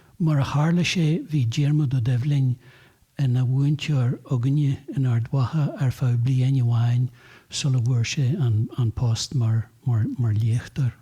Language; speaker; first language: Irish; non-native, local second language; English